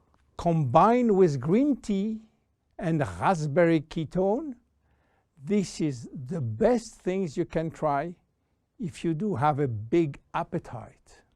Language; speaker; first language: English; non-native, fluent; French